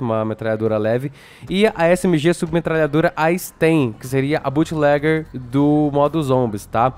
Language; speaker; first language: Portuguese; native; Portuguese